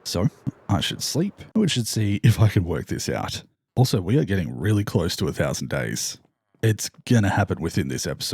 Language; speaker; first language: English; native; English